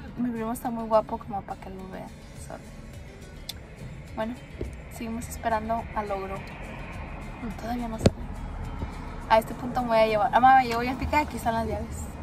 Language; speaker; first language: Spanish; early bilingual, heritage; Spanish